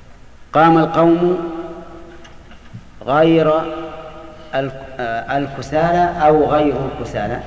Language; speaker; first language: Arabic; native; Arabic